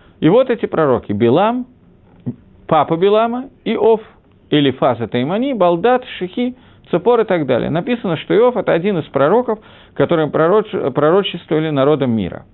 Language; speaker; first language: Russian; early bilingual, heritage; Russian